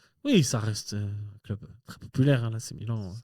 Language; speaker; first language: French; native; French